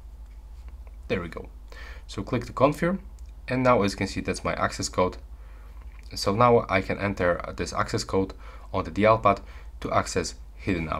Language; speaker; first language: English; non-native, fluent; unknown